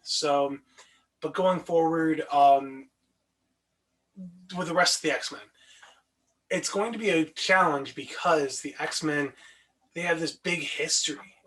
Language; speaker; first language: English; native; English